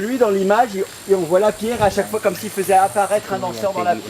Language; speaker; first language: French; native; French